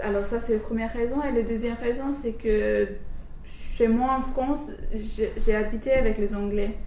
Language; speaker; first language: French; non-native, learner; English